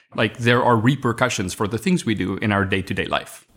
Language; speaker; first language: English; non-native, local second language; Afrikaans